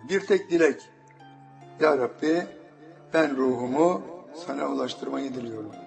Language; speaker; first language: Turkish; native; Turkish